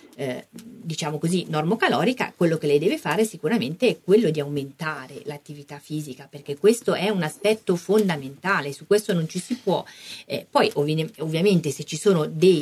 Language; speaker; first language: Italian; native; Italian